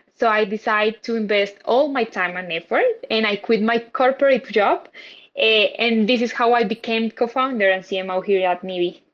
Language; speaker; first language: English; non-native, fluent; Spanish